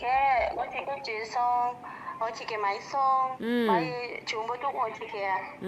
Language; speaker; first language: Cantonese; non-native, learner; Indonesian